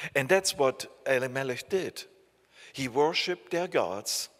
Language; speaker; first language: English; non-native, fluent; German